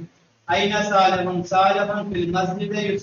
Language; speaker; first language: Arabic; non-native, fluent; Urdu